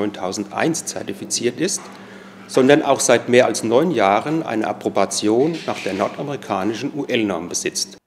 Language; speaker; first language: German; native; German